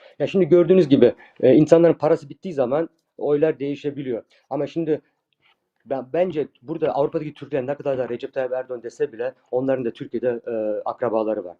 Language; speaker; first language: Turkish; early bilingual, heritage; Turkish